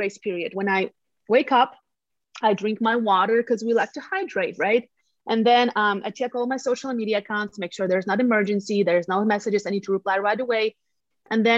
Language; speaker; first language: English; non-native, fluent; Latvian